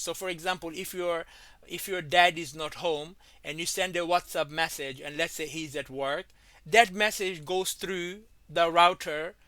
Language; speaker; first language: English; non-native, fluent; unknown